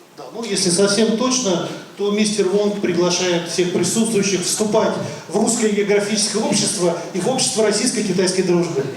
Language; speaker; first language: Russian; native; Russian